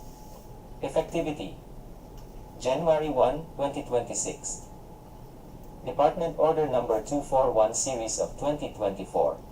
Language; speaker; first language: English; non-native, local second language; Cebuano